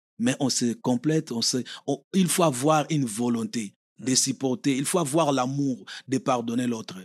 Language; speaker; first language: French; non-native, local second language; Lingala